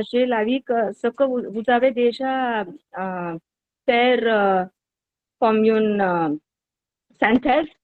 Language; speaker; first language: French; non-native, learner; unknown